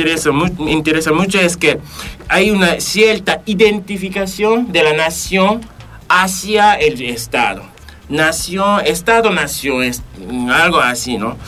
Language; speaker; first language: Spanish; non-native, fluent; Japanese